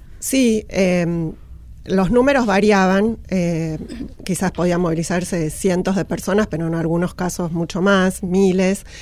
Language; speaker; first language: Spanish; native; Spanish